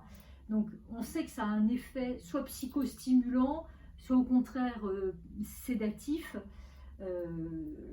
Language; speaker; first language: French; native; French